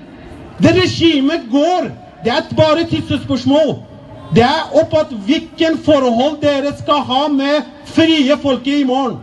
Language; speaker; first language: Norwegian; non-native, fluent; Persian